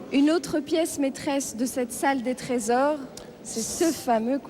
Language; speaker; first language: French; native; French